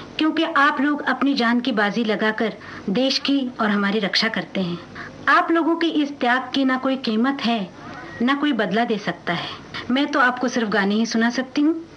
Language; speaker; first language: Hindi; non-native, local second language; Marathi